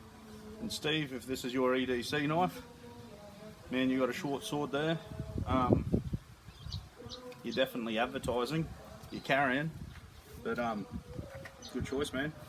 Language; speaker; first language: English; native; English